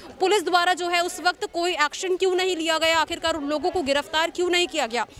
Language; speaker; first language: Hindi; native; Hindi